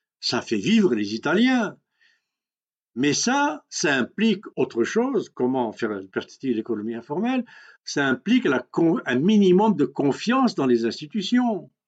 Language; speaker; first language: French; non-native, local second language; Kabyle